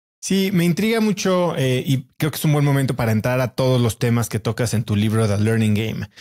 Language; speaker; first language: Spanish; native; Spanish